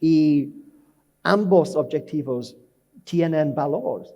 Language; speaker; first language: Spanish; non-native, learner; English